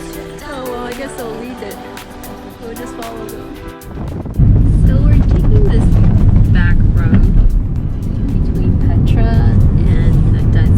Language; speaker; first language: English; native; English